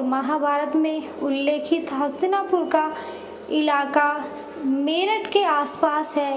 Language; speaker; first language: Hindi; native; Hindi